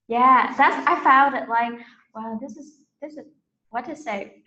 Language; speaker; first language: English; non-native, fluent; Vietnamese